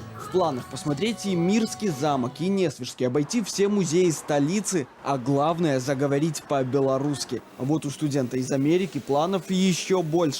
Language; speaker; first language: Russian; native; Russian